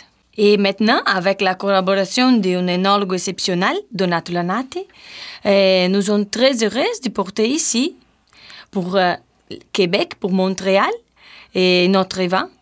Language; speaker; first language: French; non-native, learner; Italian